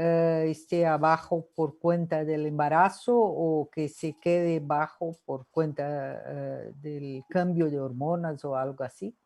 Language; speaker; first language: Spanish; non-native, fluent; Portuguese